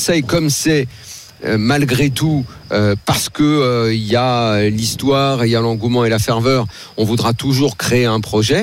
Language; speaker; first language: French; native; French